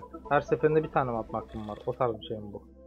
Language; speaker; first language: Turkish; native; Turkish